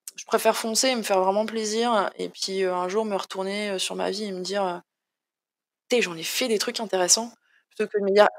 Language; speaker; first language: French; native; French